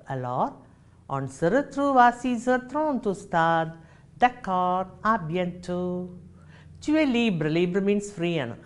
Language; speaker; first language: French; non-native, fluent; Malayalam